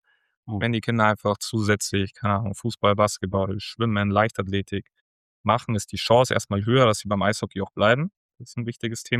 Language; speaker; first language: German; native; German